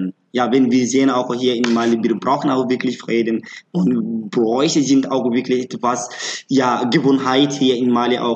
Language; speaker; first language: German; non-native, learner; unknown